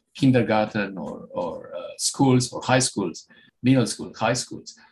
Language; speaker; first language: English; non-native, fluent; Romanian